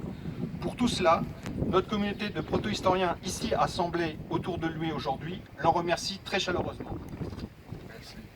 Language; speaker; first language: French; native; French